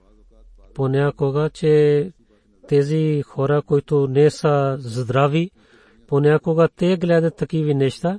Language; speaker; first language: Bulgarian; non-native, fluent; Urdu